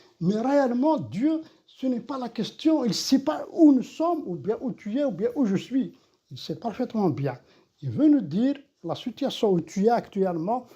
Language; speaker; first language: French; non-native, local second language; Kabyle